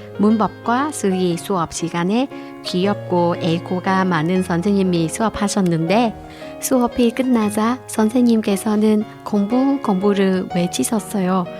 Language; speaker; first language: Korean; non-native, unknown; Vietnamese